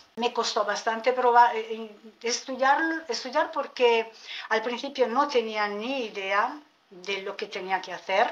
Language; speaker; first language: Spanish; non-native, fluent; Italian